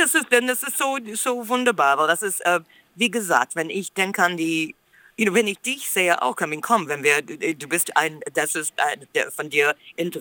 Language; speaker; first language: German; non-native, fluent; English